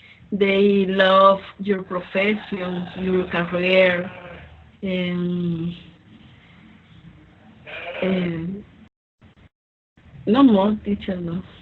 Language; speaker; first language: English; non-native, learner; Spanish